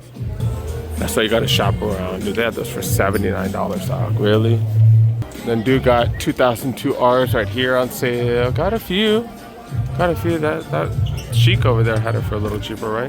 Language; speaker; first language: English; native; English